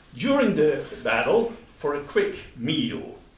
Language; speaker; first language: English; non-native, fluent; Dutch